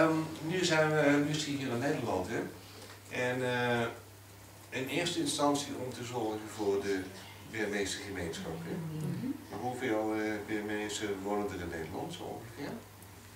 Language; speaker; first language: Dutch; native; Dutch